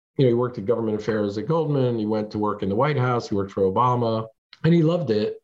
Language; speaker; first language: English; early bilingual, other home language; French